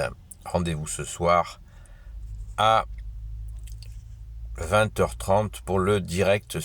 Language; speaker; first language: French; native; French